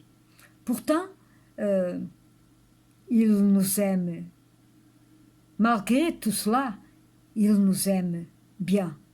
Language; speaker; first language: French; non-native, learner; Portuguese